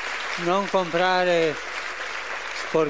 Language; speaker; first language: Italian; early bilingual, heritage; Spanish